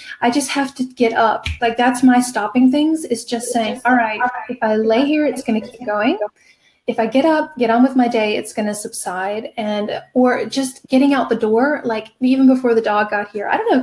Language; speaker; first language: English; native; English